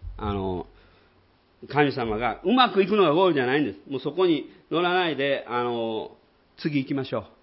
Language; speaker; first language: Japanese; native; Japanese